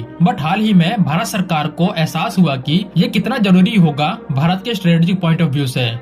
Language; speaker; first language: Hindi; native; Hindi